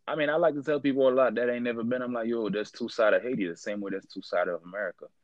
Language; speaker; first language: English; early bilingual, other home language; Haitian Creole